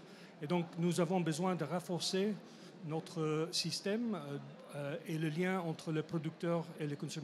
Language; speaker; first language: French; non-native, fluent; English